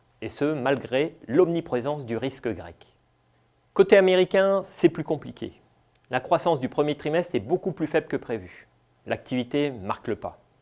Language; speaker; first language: French; native; French